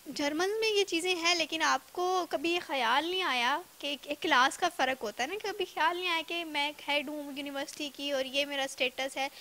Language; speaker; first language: Urdu; native; Urdu